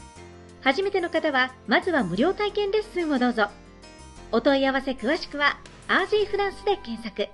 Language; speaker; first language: Japanese; native; Japanese